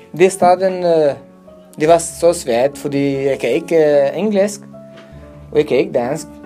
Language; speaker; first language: Danish; non-native, learner; Kurdish